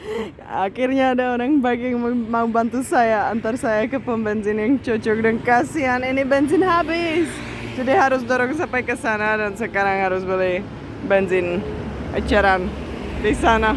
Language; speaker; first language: Indonesian; non-native, fluent; Czech